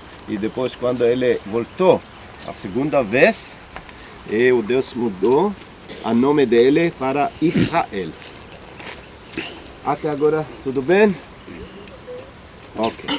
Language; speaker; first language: Portuguese; non-native, learner; Hebrew